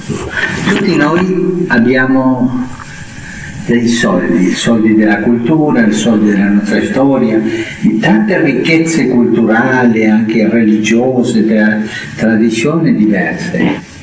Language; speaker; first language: Italian; early bilingual, heritage; Spanish